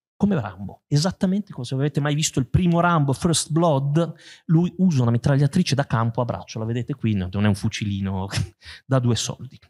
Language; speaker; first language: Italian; native; Italian